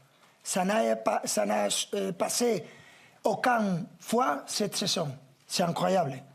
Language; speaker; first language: French; non-native, fluent; Spanish